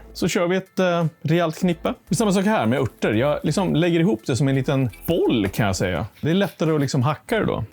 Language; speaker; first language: Swedish; native; Swedish